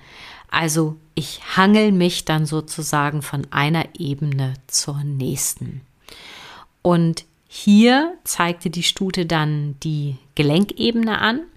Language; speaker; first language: German; native; German